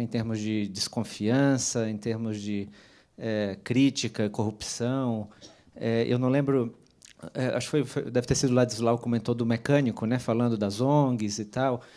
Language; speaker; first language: Portuguese; native; Portuguese